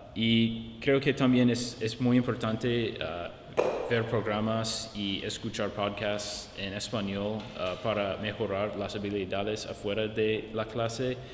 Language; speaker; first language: Spanish; non-native, fluent; English